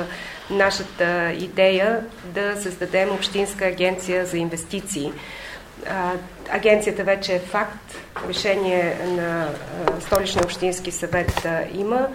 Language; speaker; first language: Bulgarian; native; Bulgarian